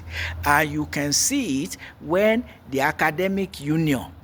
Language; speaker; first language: English; non-native, local second language; Yoruba